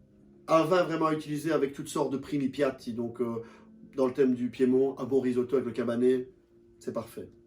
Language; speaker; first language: French; native; French